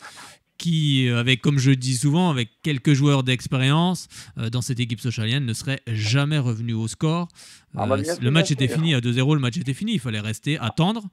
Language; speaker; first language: French; native; French